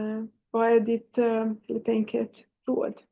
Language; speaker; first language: Swedish; non-native, fluent; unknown